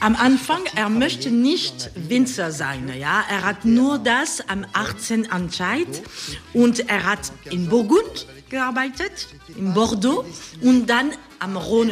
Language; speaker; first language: German; non-native, learner; French